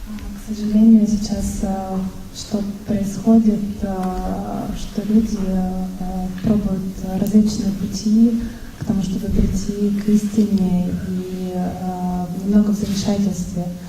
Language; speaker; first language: Russian; native; Russian